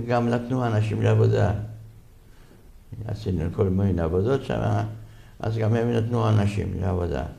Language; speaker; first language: Hebrew; non-native, fluent; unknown